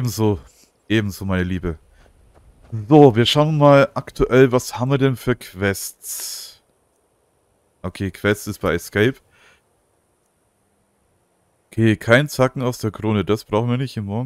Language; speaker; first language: German; native; German